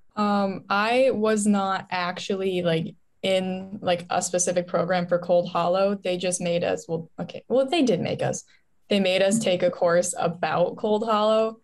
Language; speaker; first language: English; native; English